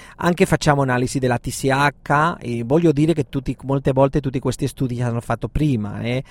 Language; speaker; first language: Italian; non-native, fluent; Spanish